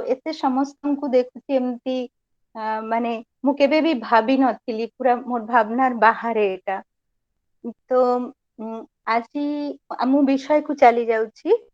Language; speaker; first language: Odia; non-native, local second language; Bangla